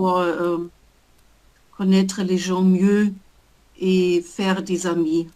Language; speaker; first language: French; non-native, learner; German